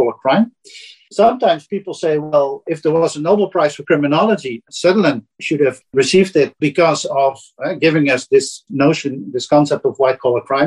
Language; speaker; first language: English; non-native, fluent; Dutch